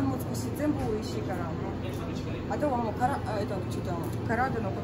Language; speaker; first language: Japanese; non-native, learner; Russian